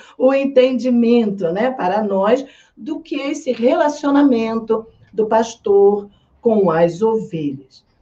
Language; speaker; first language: Portuguese; native; Portuguese